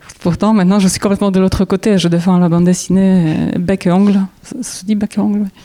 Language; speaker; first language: French; non-native, fluent; Polish